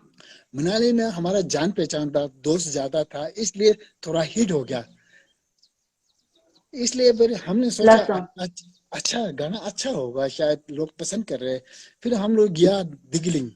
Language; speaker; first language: Hindi; non-native, local second language; Tibetan